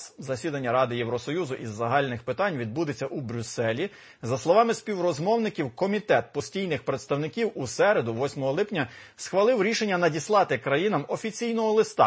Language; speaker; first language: Ukrainian; native; Ukrainian